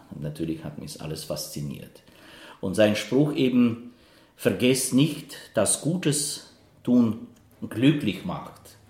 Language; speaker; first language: German; non-native, fluent; Russian